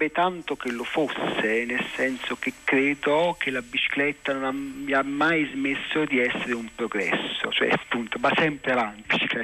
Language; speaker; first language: Italian; native; Italian